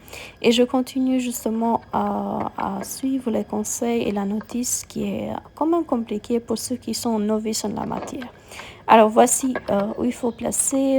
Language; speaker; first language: French; non-native, fluent; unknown